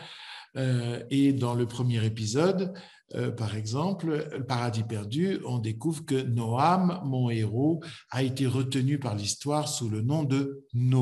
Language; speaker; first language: French; native; French